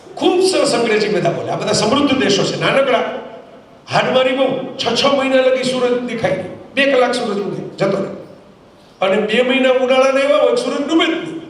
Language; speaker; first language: Gujarati; native; Gujarati